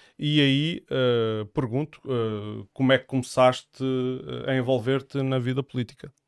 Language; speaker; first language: Portuguese; native; Portuguese